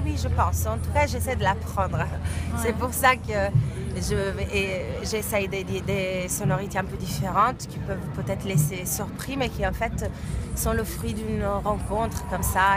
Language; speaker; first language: French; non-native, fluent; Italian